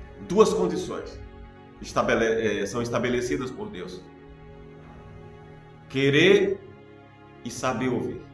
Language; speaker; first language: Portuguese; native; Portuguese